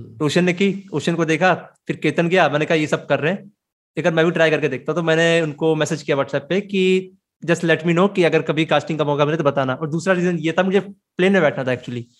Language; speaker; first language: Hindi; native; Hindi